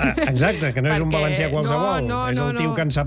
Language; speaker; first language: Catalan; native; Catalan